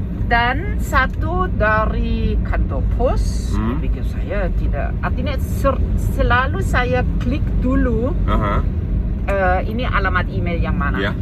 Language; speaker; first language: Indonesian; non-native, fluent; German